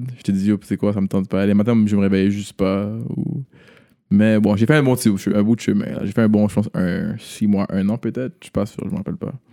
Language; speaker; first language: French; native; French